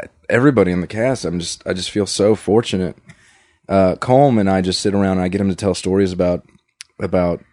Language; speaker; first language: English; native; English